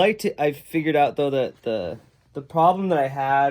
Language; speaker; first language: English; native; English